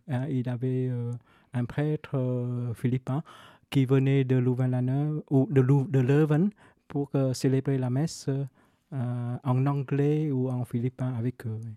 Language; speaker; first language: French; non-native, fluent; Vietnamese